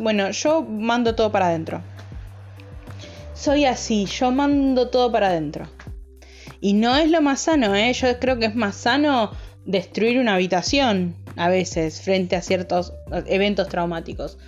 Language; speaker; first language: Spanish; native; Spanish